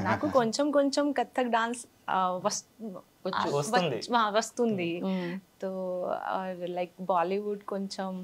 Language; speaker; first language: Telugu; non-native, learner; Hindi